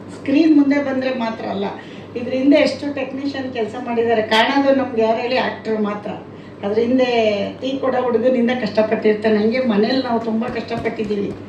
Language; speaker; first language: Kannada; native; Kannada